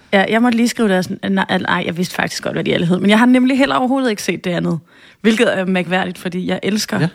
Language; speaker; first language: Danish; native; Danish